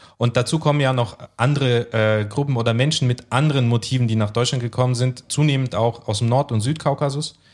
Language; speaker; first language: German; early bilingual, other home language; Russian